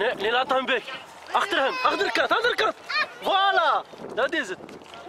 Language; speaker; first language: Dutch; non-native, learner; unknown